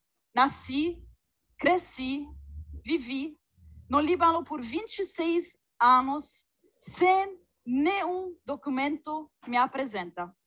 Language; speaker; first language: Portuguese; non-native, fluent; Arabic